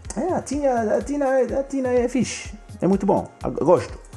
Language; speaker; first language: Portuguese; non-native, fluent; French